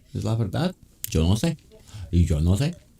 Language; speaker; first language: Spanish; non-native, learner; English